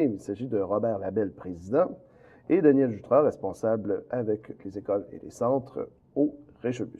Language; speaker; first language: French; native; French